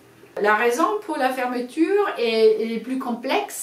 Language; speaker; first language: French; non-native, fluent; German